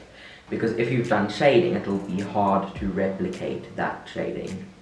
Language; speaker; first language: English; native; English